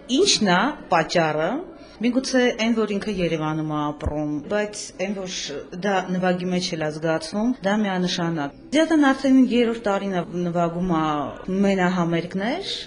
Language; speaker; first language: Armenian; native; Armenian